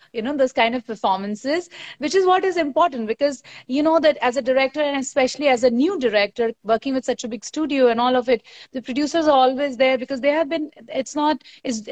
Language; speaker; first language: English; non-native, local second language; Hindi